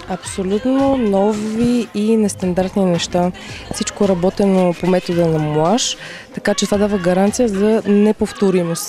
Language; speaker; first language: Bulgarian; native; Bulgarian